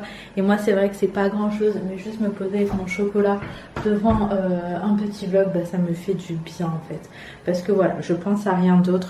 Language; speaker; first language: French; native; French